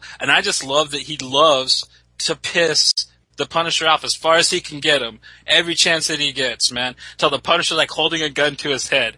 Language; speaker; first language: English; native; English